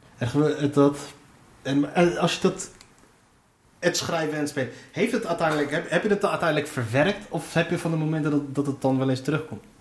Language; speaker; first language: Dutch; early bilingual, other home language; Riffian